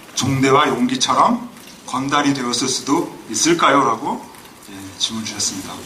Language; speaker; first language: Korean; native; Korean